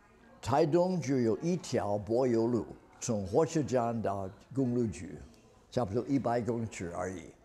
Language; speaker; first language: Chinese; non-native, fluent; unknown